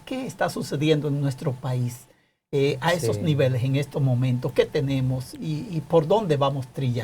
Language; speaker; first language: Spanish; native; Spanish